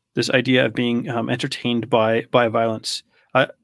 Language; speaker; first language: English; native; English